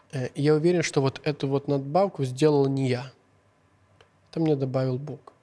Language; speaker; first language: Russian; non-native, local second language; Hungarian